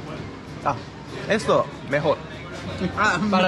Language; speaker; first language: Spanish; non-native, learner; Japanese